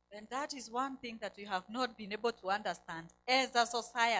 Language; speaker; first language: English; non-native, local second language; Swahili